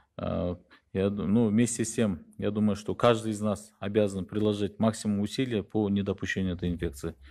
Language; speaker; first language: Russian; non-native, local second language; Kyrgyz